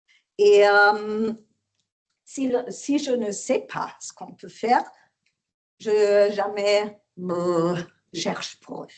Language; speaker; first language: French; non-native, learner; German